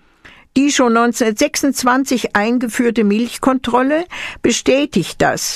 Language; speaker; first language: German; native; German